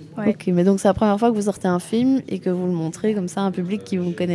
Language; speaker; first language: French; native; French